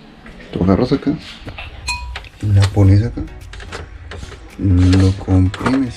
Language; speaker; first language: Spanish; native; Spanish